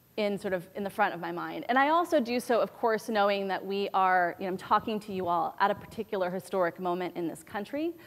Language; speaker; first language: English; native; English